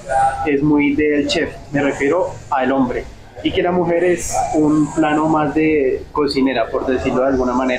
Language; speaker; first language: Spanish; native; Spanish